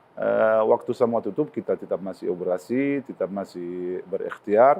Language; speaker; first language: Indonesian; non-native, learner; Arabic